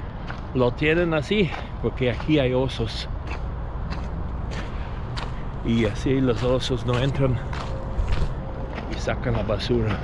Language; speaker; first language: Spanish; non-native, fluent; English